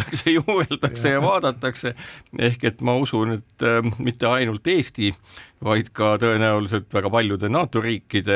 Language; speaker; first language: Estonian; native; Estonian